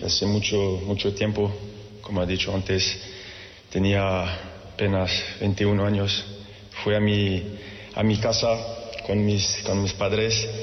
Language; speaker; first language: Spanish; non-native, fluent; French